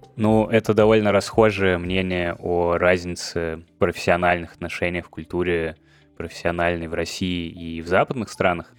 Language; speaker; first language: Russian; native; Russian